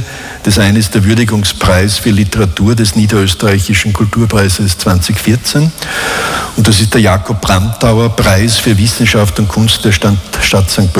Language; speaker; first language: German; native; German